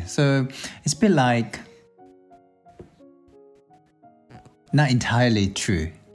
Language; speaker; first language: English; non-native, fluent; Korean